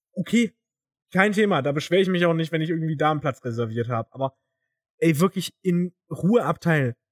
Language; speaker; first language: German; native; German